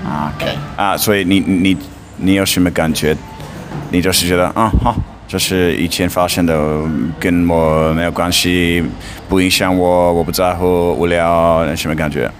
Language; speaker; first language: Chinese; non-native, fluent; English